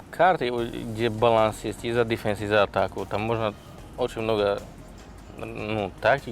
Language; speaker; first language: Russian; non-native, fluent; Slovak